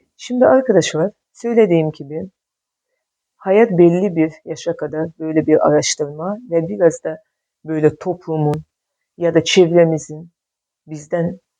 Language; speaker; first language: Turkish; non-native, fluent; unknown